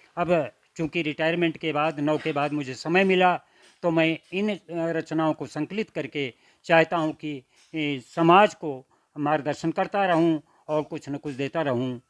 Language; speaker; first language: Hindi; native; Hindi